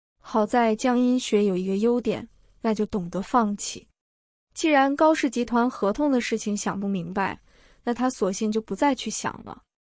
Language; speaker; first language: Chinese; native; Chinese